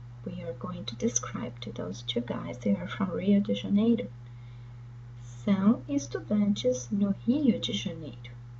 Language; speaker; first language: English; non-native, fluent; Portuguese